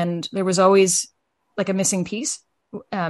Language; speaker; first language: English; native; English